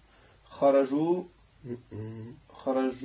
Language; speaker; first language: Arabic; non-native, learner; French